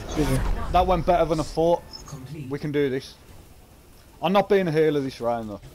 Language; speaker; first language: English; native; English